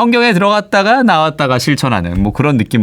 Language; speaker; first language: Korean; native; Korean